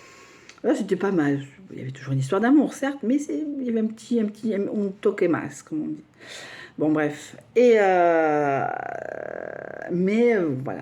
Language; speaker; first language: French; native; French